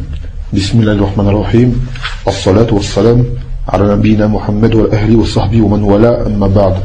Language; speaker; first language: Arabic; non-native, fluent; French